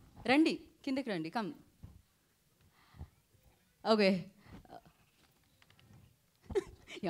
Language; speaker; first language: Telugu; native; Telugu